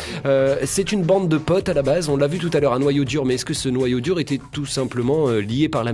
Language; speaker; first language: French; native; French